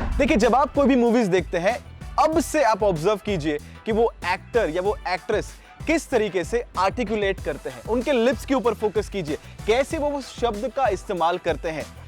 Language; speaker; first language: Hindi; non-native, local second language; Gujarati